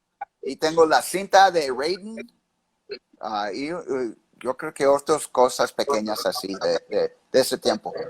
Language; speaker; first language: Spanish; early bilingual, heritage; English